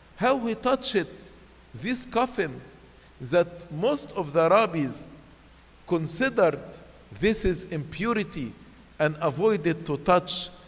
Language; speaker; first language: English; non-native, fluent; Arabic